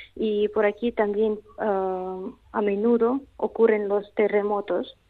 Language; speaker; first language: Spanish; non-native, fluent; Russian